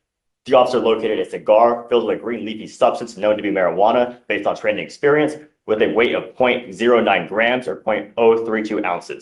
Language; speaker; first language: English; native; English